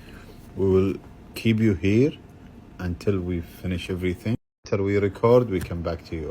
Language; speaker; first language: English; non-native, learner; Arabic